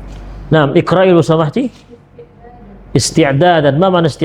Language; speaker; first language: Arabic; non-native, fluent; Indonesian